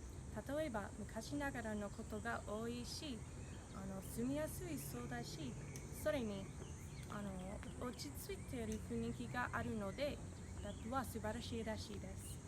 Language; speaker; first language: Japanese; non-native, learner; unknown